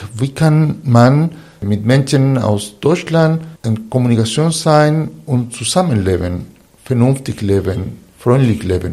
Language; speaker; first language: German; non-native, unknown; Spanish